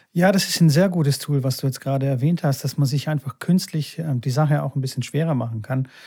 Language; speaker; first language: German; early bilingual, other home language; Bulgarian